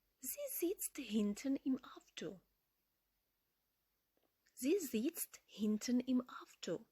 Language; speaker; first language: German; non-native, fluent; Ukrainian